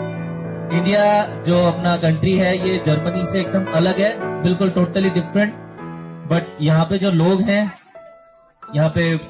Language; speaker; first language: Hindi; native; Hindi